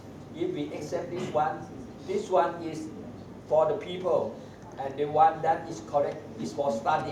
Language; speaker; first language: English; non-native, learner; Thai